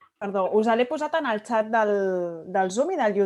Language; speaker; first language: Catalan; native; Catalan